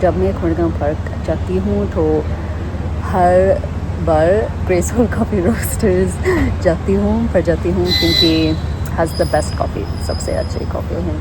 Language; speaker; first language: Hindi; non-native, learner; English